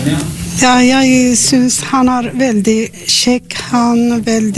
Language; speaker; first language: Norwegian; non-native, learner; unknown